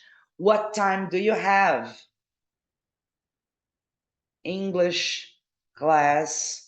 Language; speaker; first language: English; non-native, fluent; Portuguese